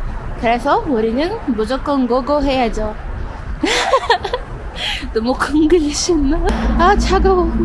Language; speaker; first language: Korean; non-native, fluent; Arabic